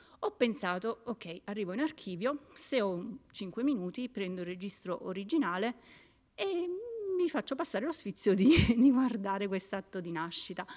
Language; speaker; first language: Italian; native; Italian